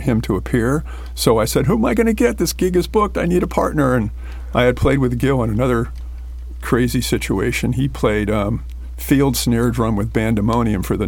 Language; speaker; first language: English; native; English